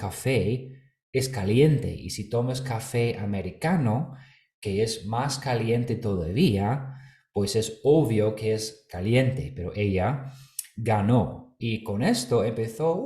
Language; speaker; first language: Spanish; non-native, fluent; English